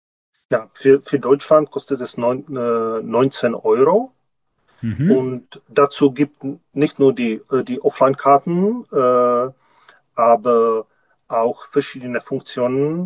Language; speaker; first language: German; non-native, learner; Czech